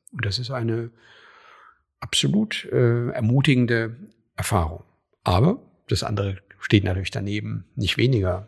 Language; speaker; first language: German; native; German